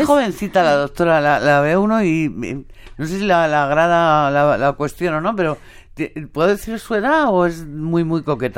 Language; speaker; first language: Spanish; native; Spanish